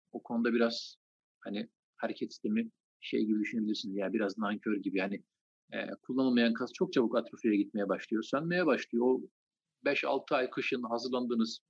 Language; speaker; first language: Turkish; native; Turkish